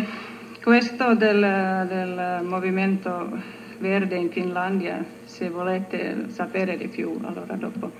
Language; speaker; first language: Italian; non-native, learner; Finnish